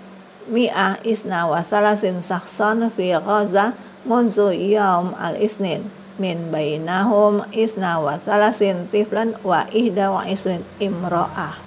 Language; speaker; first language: Arabic; non-native, fluent; Indonesian